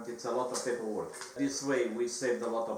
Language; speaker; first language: English; non-native, fluent; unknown